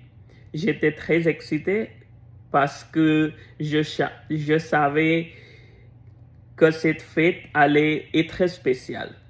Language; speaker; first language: French; non-native, learner; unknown